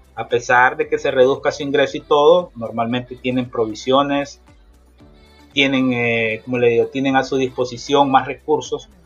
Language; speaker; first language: Spanish; native; Spanish